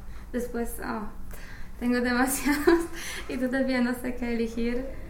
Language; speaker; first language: Spanish; non-native, fluent; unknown